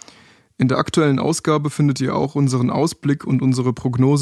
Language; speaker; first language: German; native; German